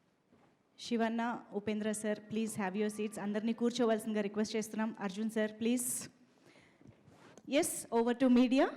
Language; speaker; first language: Telugu; native; Telugu